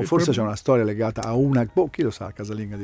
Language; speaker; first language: Italian; native; Italian